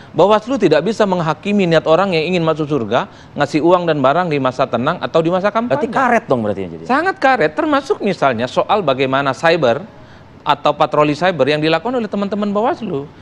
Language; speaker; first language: Indonesian; non-native, local second language; Madurese